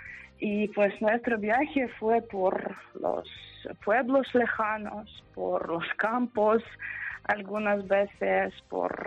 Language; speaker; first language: Spanish; non-native, fluent; Ukrainian